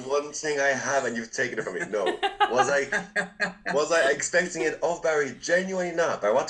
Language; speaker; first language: English; native; English